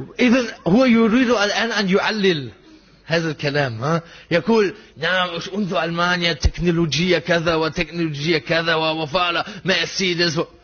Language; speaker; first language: Arabic; non-native, fluent; German